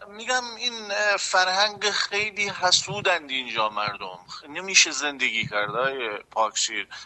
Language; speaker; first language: Persian; non-native, local second language; Kurdish